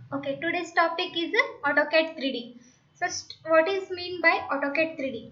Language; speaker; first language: English; non-native, local second language; Kannada